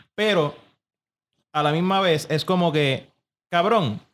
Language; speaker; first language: Spanish; native; Spanish